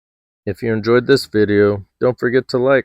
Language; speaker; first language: English; native; English